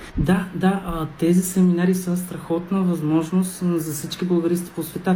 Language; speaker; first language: Bulgarian; non-native, fluent; Spanish